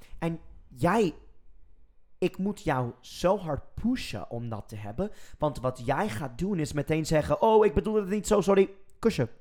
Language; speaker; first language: Dutch; non-native, fluent; English